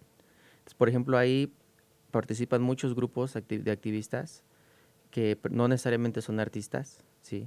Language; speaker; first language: Spanish; native; Spanish